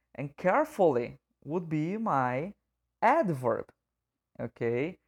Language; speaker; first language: English; non-native, fluent; Portuguese